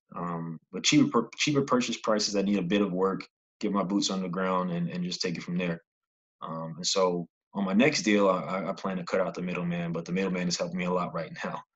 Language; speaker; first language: English; native; English